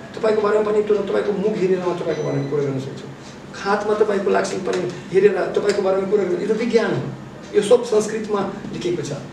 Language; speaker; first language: Nepali; non-native, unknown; Russian